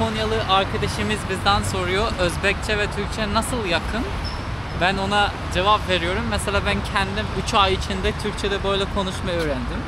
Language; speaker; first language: Turkish; non-native, learner; Uzbek